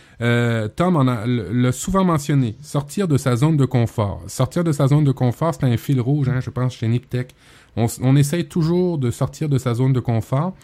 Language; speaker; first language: French; native; French